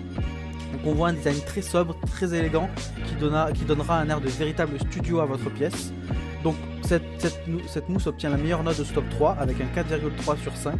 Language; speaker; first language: French; native; French